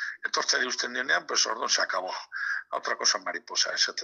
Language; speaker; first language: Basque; native; Basque